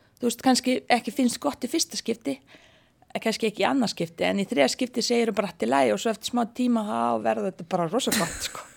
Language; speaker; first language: Icelandic; non-native, fluent; Bosnian